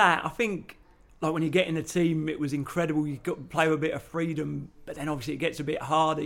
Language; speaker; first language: English; native; English